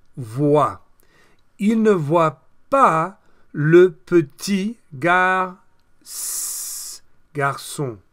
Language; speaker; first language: French; non-native, fluent; English